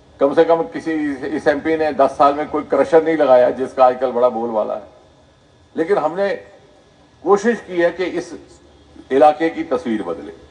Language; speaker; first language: Hindi; non-native, local second language; Dogri